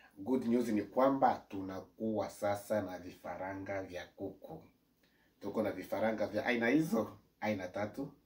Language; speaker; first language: Swahili; native; Swahili